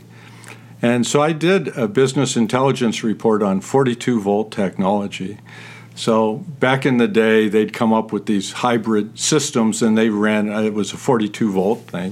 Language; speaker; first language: English; native; English